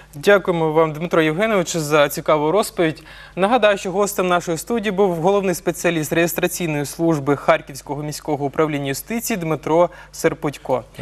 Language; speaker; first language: Ukrainian; native; Ukrainian